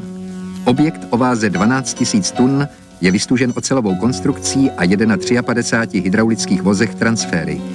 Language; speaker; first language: Czech; native; Czech